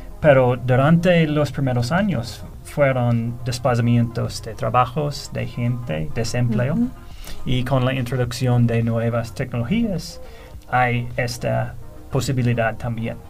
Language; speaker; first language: Spanish; non-native, fluent; English